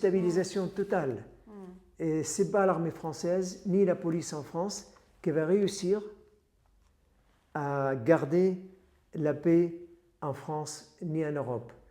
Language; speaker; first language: French; non-native, fluent; Arabic